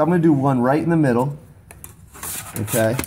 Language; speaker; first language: English; native; English